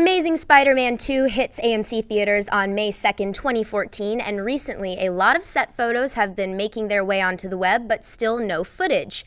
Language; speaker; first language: English; native; English